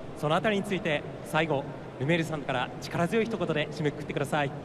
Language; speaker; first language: Japanese; native; Japanese